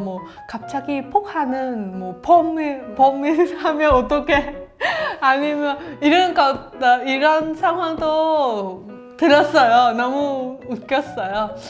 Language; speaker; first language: Korean; non-native, learner; Vietnamese